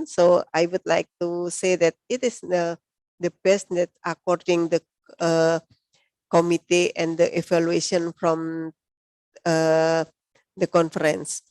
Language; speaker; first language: English; non-native, learner; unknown